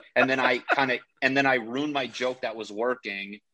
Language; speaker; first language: English; native; English